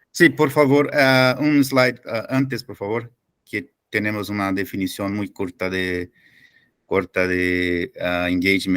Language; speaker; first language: Spanish; non-native, fluent; Portuguese